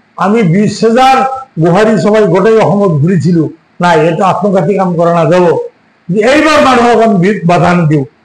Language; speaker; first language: Assamese; non-native, local second language; Bangla